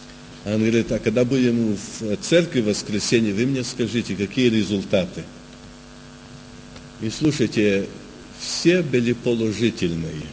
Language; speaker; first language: Russian; early bilingual, heritage; Russian